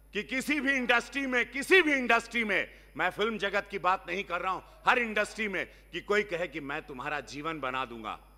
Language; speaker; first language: Hindi; native; Hindi